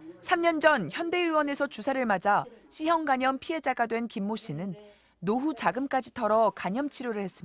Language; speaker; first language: Korean; native; Korean